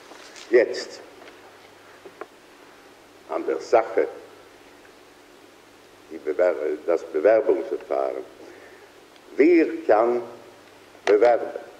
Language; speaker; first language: German; non-native, fluent; Swedish